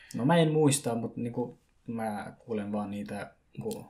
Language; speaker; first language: Finnish; early bilingual, other home language; Persian